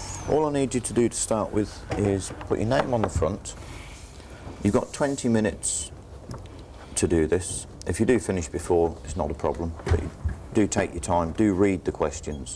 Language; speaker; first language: English; native; English